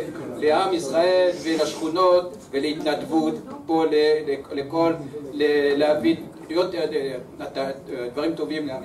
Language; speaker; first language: Hebrew; early bilingual, other home language; French